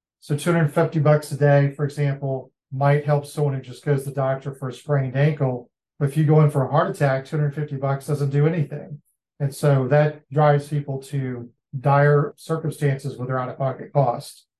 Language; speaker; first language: English; native; English